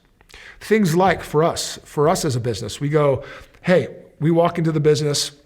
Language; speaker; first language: English; native; English